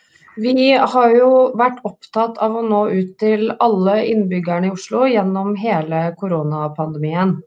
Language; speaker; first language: Norwegian; native; Norwegian